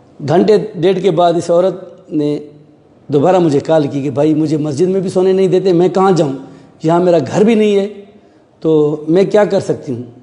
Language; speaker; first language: Urdu; non-native, local second language; Sindhi